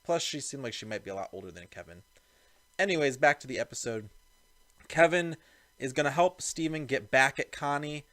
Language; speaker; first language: English; native; English